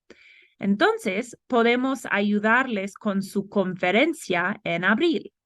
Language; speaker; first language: Spanish; non-native, fluent; English